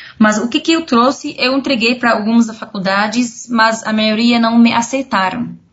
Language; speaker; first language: Portuguese; non-native, fluent; Arabic